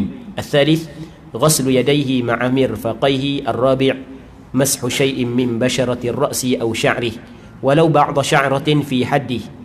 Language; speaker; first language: Arabic; non-native, fluent; Malay